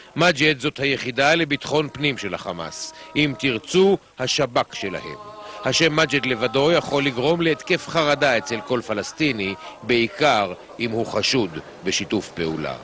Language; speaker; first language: Hebrew; native; Hebrew